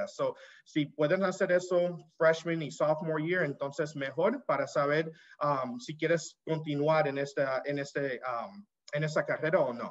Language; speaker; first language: Spanish; early bilingual, heritage; Spanish